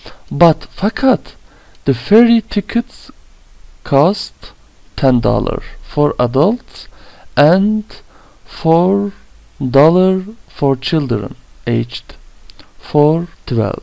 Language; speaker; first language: English; non-native, fluent; Turkish